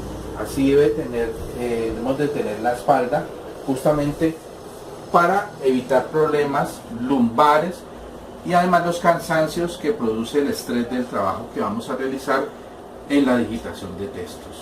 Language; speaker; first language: Spanish; native; Spanish